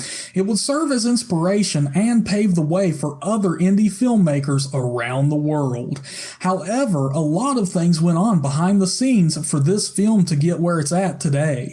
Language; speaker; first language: English; native; English